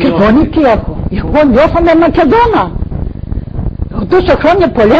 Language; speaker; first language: Greek; non-native, local second language; Macedonian